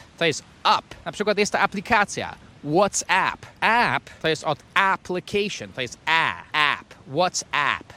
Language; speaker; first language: Polish; non-native, fluent; English